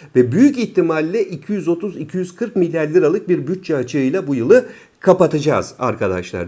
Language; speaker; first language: Turkish; native; Turkish